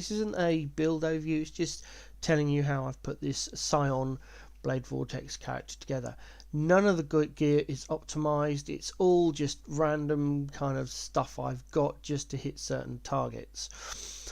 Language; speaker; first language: English; native; English